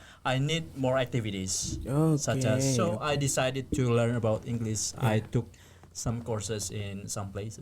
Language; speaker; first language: English; non-native, fluent; Indonesian